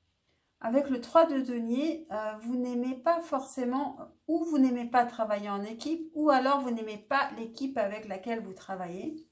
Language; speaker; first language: French; native; French